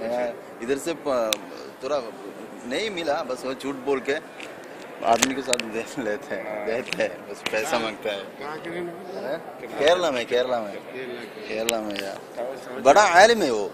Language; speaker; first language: Hindi; non-native, local second language; Malayalam